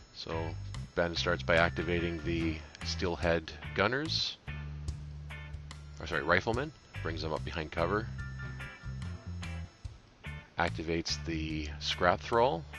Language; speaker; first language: English; native; English